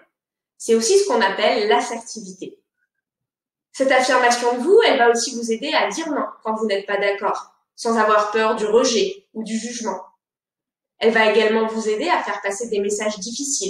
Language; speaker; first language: French; native; French